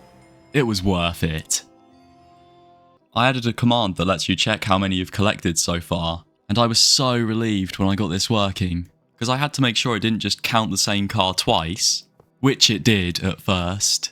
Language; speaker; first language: English; native; English